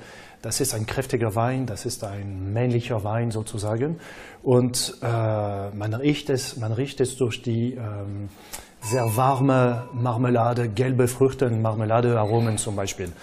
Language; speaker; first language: German; non-native, fluent; French